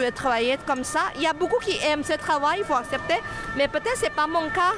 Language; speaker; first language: French; non-native, fluent; Thai